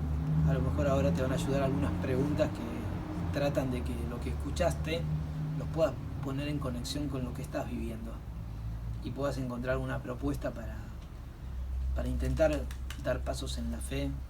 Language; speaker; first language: Spanish; native; Spanish